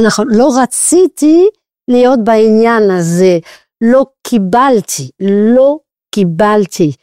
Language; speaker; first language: Hebrew; non-native, fluent; French